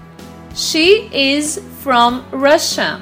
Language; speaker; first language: English; non-native, fluent; Russian